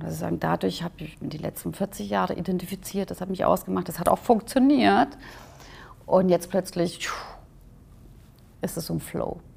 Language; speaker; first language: German; native; German